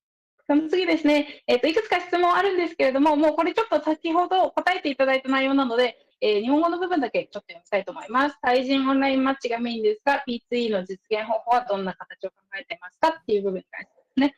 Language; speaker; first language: Japanese; native; Japanese